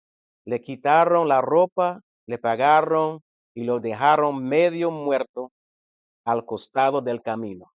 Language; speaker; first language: Spanish; non-native, fluent; English